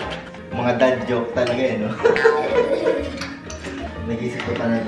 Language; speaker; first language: Filipino; native; Filipino